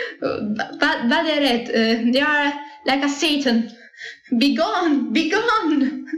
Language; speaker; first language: English; non-native, learner; Italian